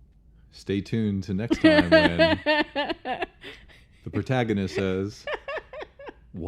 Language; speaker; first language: English; native; English